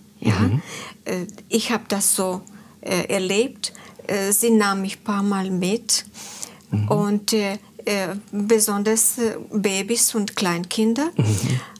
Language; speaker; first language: German; non-native, fluent; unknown